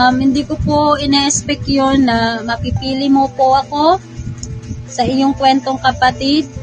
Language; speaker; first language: Filipino; non-native, local second language; Waray